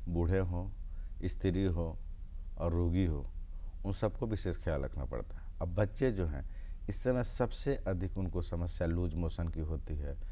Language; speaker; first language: Hindi; native; Hindi